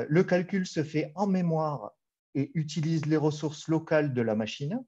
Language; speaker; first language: French; native; French